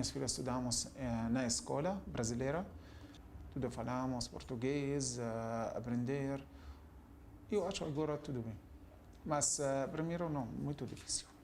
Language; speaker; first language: Portuguese; non-native, learner; Arabic